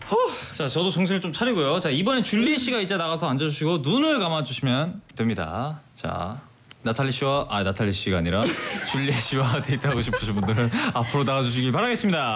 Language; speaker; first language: Korean; native; Korean